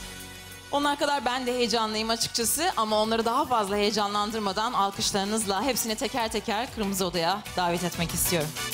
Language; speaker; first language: Turkish; native; Turkish